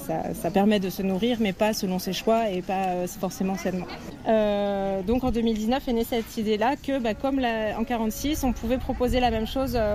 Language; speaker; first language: French; native; French